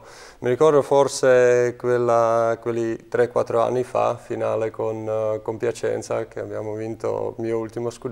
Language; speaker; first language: Italian; non-native, fluent; Czech